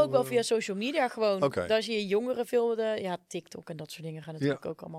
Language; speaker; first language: Dutch; native; Dutch